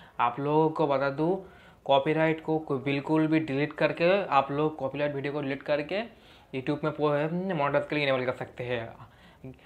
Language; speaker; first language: Hindi; non-native, local second language; Bangla